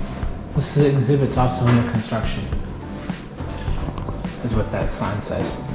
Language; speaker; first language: English; native; English